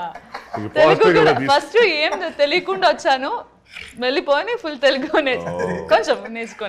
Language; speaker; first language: Telugu; non-native, learner; Malayalam